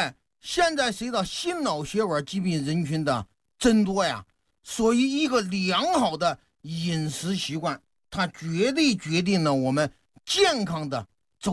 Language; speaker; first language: Chinese; native; Chinese